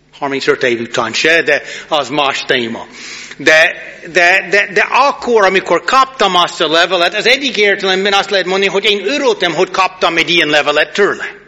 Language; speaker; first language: Hungarian; non-native, fluent; English